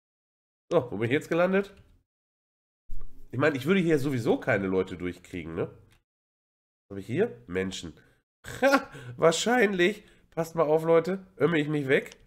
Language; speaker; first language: German; native; German